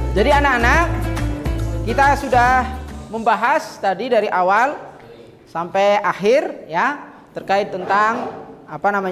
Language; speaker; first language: Indonesian; native; Indonesian